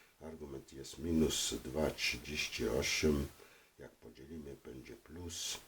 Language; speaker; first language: Polish; non-native, learner; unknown